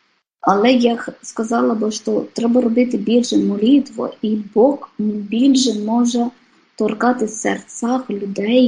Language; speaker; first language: Ukrainian; non-native, fluent; Polish